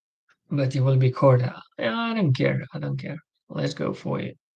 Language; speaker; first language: English; non-native, learner; French